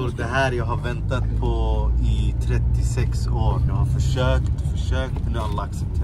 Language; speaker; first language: Swedish; non-native, fluent; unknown